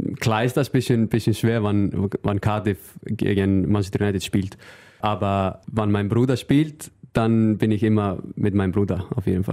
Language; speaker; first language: German; non-native, learner; Icelandic